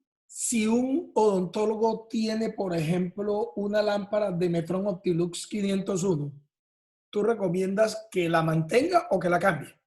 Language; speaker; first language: Spanish; native; Spanish